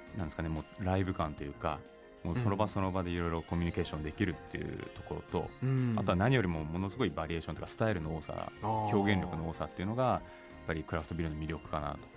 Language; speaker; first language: Japanese; native; Japanese